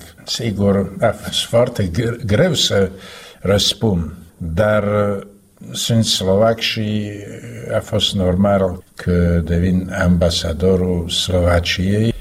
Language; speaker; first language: Romanian; non-native, learner; Slovak